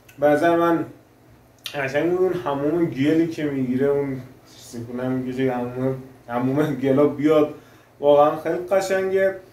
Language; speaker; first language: Persian; non-native, local second language; Pashto